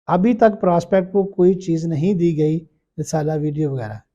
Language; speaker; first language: Urdu; non-native, local second language; Punjabi